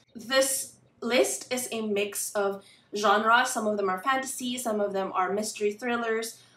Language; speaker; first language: English; non-native, local second language; Filipino